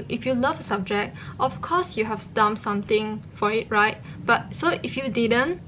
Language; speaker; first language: English; non-native, local second language; Chinese